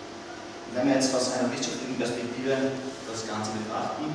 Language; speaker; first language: German; native; German